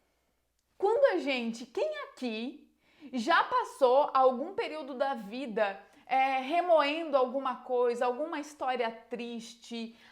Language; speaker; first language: Portuguese; native; Portuguese